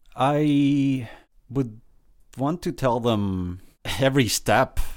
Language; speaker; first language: English; early bilingual, other home language; Spanish